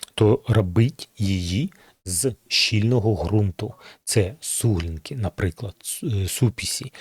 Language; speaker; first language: Ukrainian; native; Ukrainian